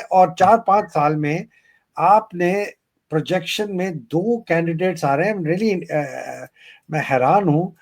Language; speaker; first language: Urdu; native; Urdu